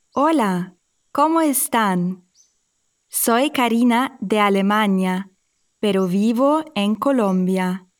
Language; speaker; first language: Spanish; non-native, fluent; German